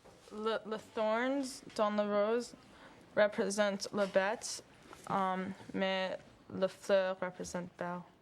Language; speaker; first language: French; non-native, learner; English